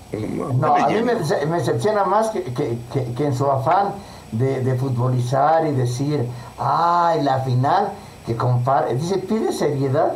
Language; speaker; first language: Spanish; native; Spanish